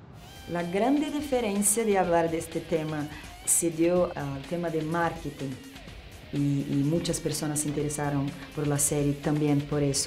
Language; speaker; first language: Spanish; non-native, fluent; Portuguese